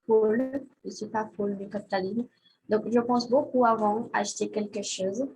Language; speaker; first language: French; non-native, learner; Portuguese